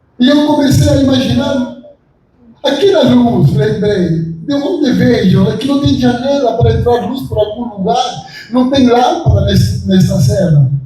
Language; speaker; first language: Portuguese; non-native, fluent; Spanish